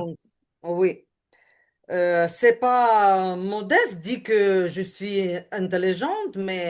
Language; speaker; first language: French; non-native, learner; Ukrainian